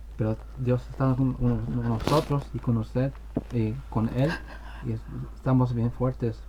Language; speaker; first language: Spanish; early bilingual, other home language; English